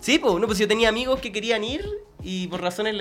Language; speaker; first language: Spanish; native; Spanish